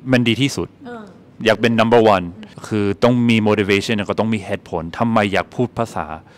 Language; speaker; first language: Thai; non-native, fluent; English